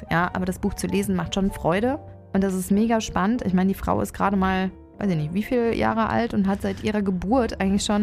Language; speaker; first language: German; native; German